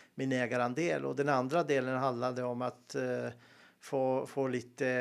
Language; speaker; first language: Swedish; non-native, fluent; Serbian